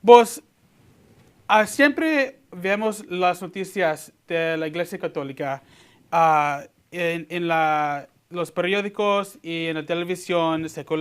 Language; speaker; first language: Spanish; early bilingual, heritage; Spanish